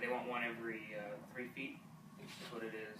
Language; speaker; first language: English; native; English